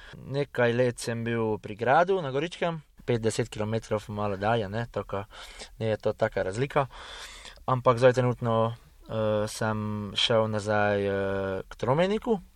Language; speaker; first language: Slovenian; early bilingual, heritage; Hungarian